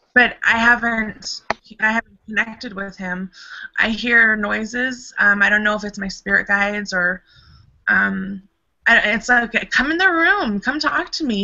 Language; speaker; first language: English; native; English